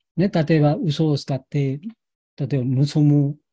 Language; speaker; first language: Japanese; non-native, learner; Bangla